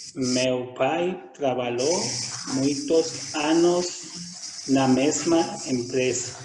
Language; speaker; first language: Portuguese; non-native, learner; Spanish